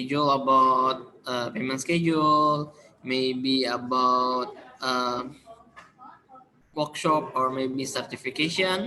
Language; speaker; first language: English; non-native, learner; Indonesian